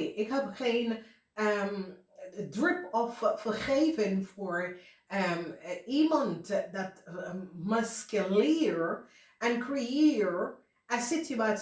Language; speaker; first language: Dutch; non-native, fluent; English